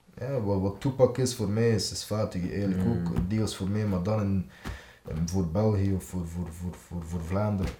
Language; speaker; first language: Dutch; early bilingual, other home language; Turkish